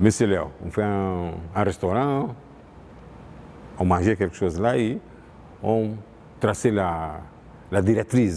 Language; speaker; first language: French; non-native, fluent; Portuguese